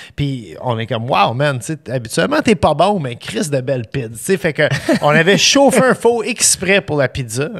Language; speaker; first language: French; native; French